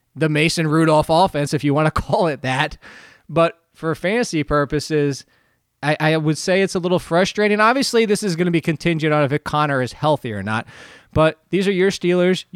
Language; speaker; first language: English; early bilingual, other home language; Polish